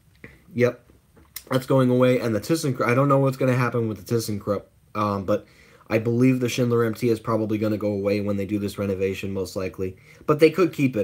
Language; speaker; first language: English; native; English